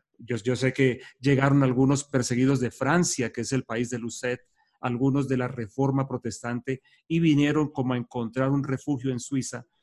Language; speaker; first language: Spanish; native; Spanish